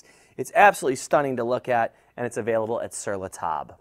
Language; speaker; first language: English; native; English